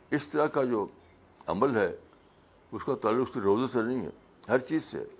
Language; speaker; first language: Urdu; native; Urdu